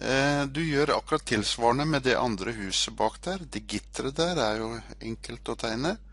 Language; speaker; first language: Norwegian; native; Norwegian